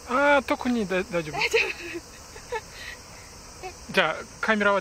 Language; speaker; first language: Japanese; non-native, fluent; Russian